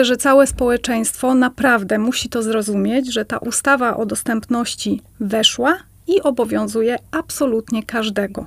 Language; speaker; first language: Polish; native; Polish